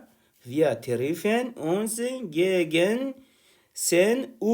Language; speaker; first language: German; non-native, learner; Persian